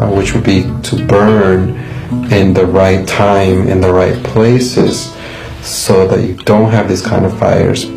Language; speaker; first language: English; early bilingual, other home language; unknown